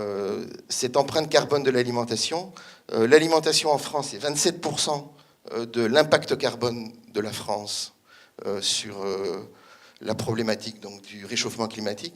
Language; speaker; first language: French; native; French